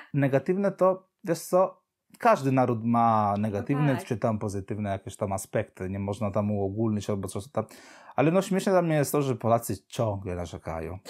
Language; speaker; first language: Polish; non-native, fluent; Italian